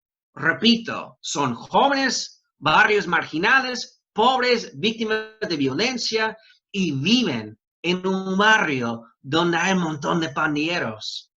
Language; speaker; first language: Spanish; non-native, fluent; English